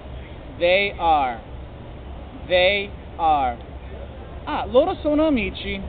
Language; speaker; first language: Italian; non-native, learner; English